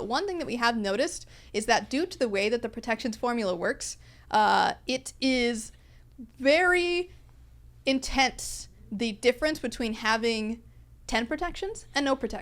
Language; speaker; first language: English; native; English